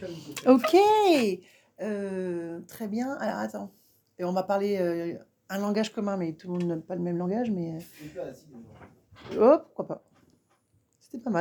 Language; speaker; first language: French; native; French